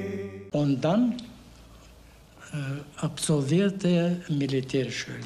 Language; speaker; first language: German; non-native, learner; Bulgarian